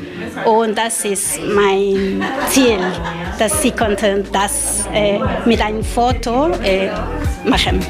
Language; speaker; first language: German; non-native, learner; Spanish